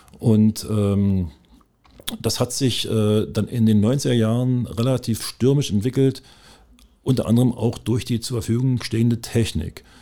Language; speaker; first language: German; native; German